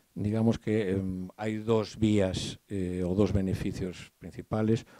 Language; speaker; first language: Spanish; native; Spanish